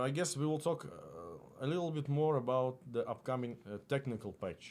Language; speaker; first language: English; non-native, fluent; Russian